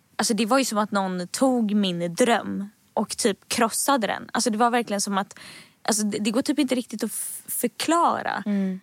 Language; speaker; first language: Swedish; native; Swedish